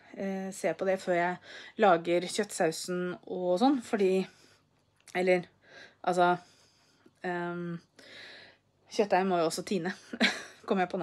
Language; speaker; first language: Norwegian; native; Norwegian